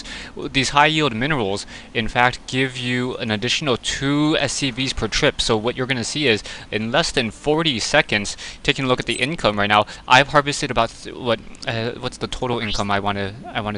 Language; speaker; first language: English; native; English